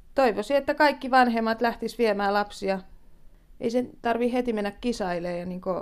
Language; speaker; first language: Finnish; native; Finnish